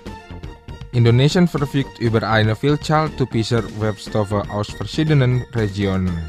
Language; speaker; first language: German; non-native, fluent; Indonesian